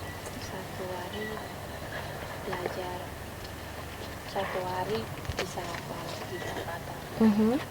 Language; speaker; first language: Indonesian; non-native, learner; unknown